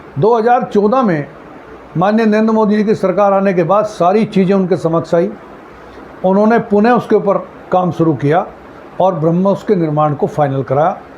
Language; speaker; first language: Hindi; native; Hindi